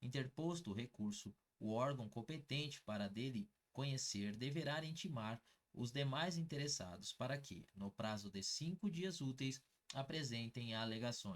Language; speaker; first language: Portuguese; native; Portuguese